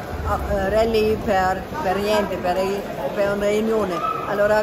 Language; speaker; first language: Italian; non-native, learner; German